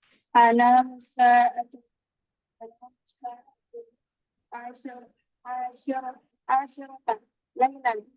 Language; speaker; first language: Arabic; non-native, learner; Indonesian